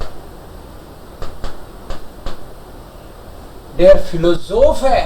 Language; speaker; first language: Hindi; native; Hindi